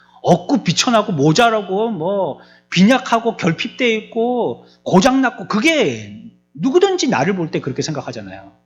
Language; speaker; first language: Korean; native; Korean